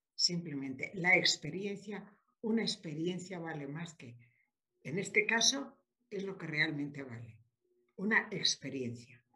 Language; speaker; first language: Spanish; native; Spanish